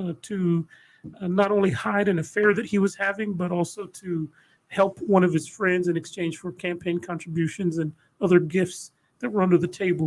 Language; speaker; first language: English; native; English